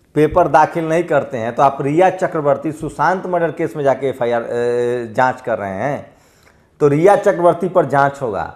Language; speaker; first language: Hindi; native; Hindi